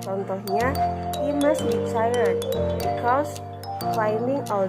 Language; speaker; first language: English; non-native, learner; Indonesian